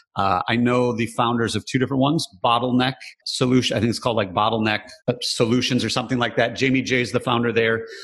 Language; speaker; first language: English; native; English